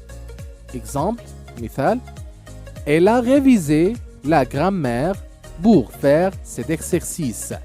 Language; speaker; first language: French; non-native, local second language; Arabic